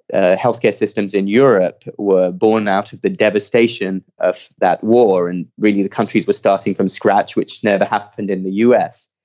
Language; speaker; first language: English; native; English